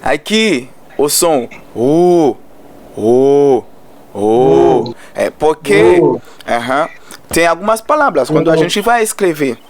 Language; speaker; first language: Portuguese; non-native, learner; Haitian Creole